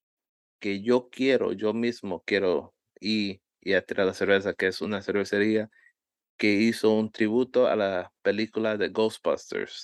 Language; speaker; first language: Spanish; early bilingual, heritage; Spanish